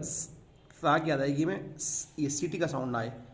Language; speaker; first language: Hindi; native; Hindi